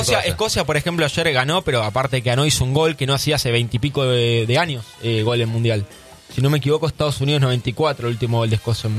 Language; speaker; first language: Spanish; native; Spanish